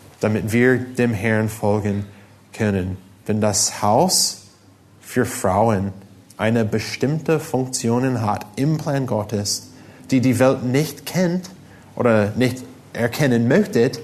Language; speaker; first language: German; non-native, fluent; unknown